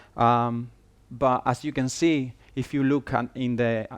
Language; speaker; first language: English; non-native, fluent; Spanish